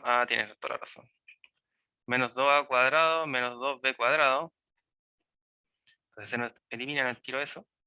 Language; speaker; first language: Spanish; native; Spanish